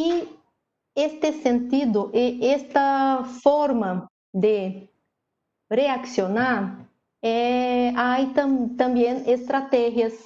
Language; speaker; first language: Spanish; non-native, learner; Portuguese